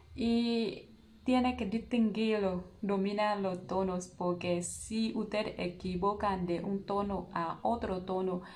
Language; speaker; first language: Spanish; non-native, learner; Vietnamese